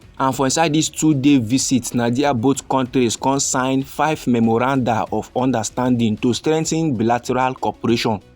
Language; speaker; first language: Nigerian Pidgin; native; Nigerian Pidgin